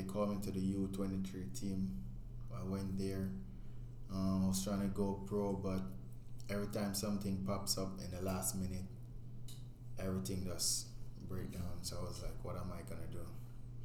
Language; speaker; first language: English; non-native, local second language; Jamaican Creole English